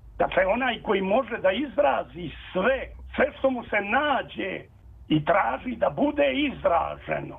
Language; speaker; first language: Serbian; native; Serbian